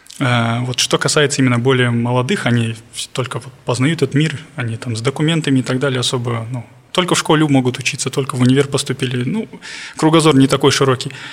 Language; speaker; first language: Russian; non-native, local second language; Kazakh